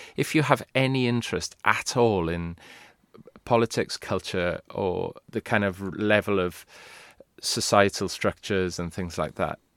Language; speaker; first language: English; non-native, local second language; Welsh